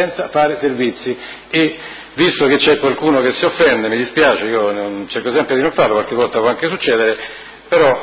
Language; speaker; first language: Italian; native; Italian